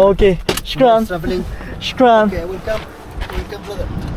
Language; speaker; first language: English; non-native, learner; Korean